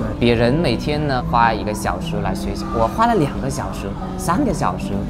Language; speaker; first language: Chinese; non-native, fluent; Vietnamese